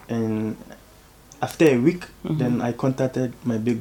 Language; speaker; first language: English; non-native, local second language; Ewe